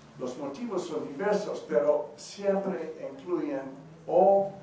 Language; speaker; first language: Spanish; non-native, learner; English